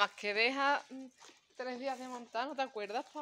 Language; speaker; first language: Spanish; native; Spanish